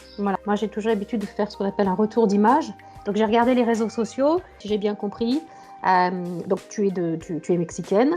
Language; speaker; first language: French; native; French